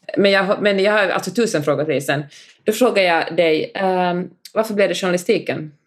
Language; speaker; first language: Swedish; native; Swedish